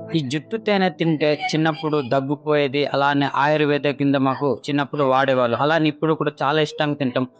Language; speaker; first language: Telugu; non-native, local second language; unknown